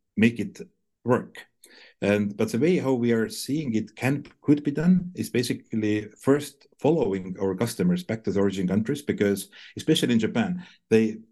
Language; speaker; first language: English; non-native, fluent; Estonian